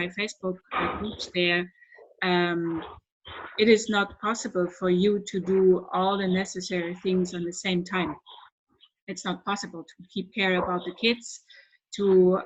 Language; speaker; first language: English; non-native, fluent; German